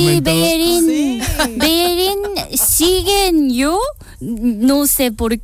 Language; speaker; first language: Spanish; non-native, learner; Korean